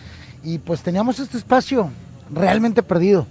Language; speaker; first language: Spanish; native; Spanish